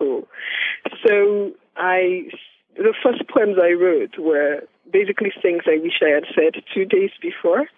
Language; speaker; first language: English; non-native, local second language; Yoruba